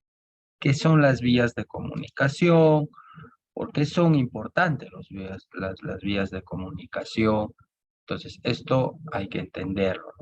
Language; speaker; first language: Spanish; native; Spanish